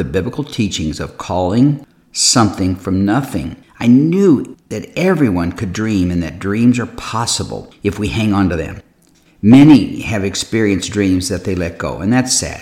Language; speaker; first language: English; native; English